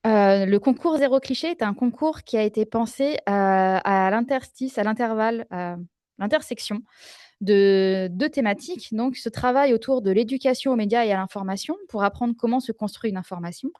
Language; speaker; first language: French; native; French